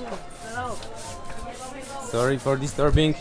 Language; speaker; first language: English; non-native, learner; Polish